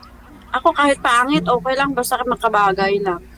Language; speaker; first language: Filipino; non-native, local second language; Hiligaynon